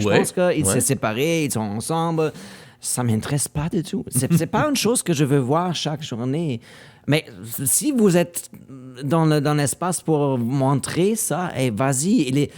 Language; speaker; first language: French; non-native, learner; German